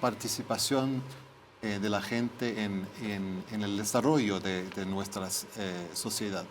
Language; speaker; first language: Spanish; non-native, fluent; Swedish